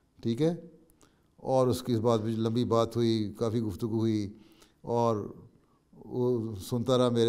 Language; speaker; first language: Urdu; native; Urdu